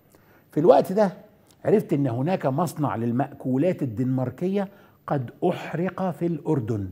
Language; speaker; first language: Arabic; native; Arabic